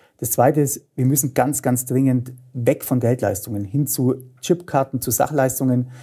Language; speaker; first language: German; native; German